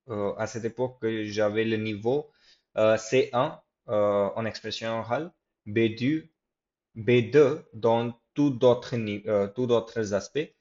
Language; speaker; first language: French; non-native, fluent; English